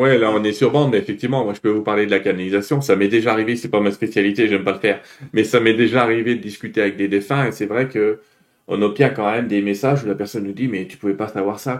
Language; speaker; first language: French; native; French